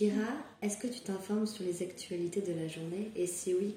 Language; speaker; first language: French; non-native, learner; German